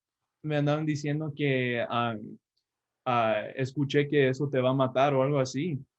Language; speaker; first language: Spanish; early bilingual, heritage; Spanish